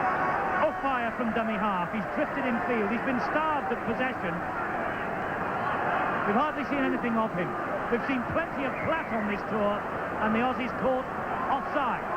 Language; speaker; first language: English; native; English